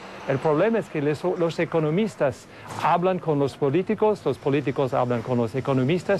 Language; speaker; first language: Spanish; non-native, fluent; English